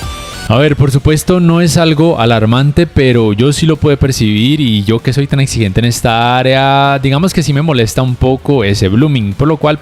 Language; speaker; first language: Spanish; native; Spanish